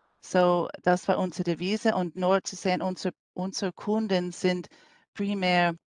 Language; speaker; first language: German; non-native, fluent; English